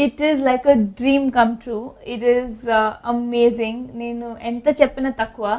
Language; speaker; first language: Telugu; non-native, learner; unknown